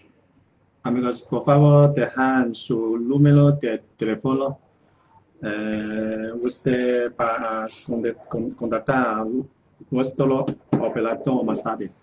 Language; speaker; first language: Spanish; non-native, learner; Chinese